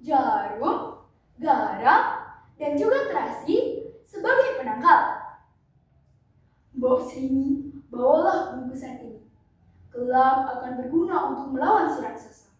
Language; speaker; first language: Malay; non-native, local second language; Balinese